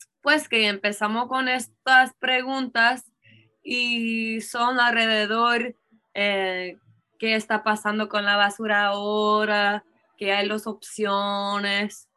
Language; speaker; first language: Spanish; non-native, learner; English